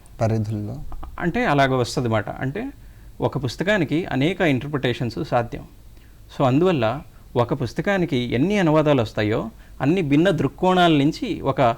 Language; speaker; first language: Telugu; native; Telugu